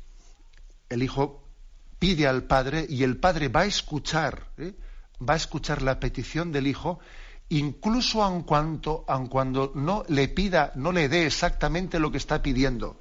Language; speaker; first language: Spanish; native; Spanish